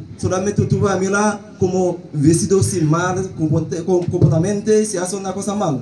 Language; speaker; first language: Spanish; non-native, learner; Haitian Creole